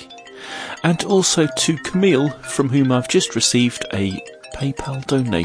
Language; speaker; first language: English; native; English